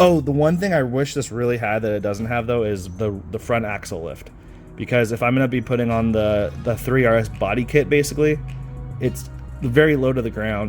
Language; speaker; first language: English; native; English